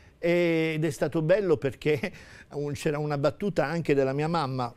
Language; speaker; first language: Italian; native; Italian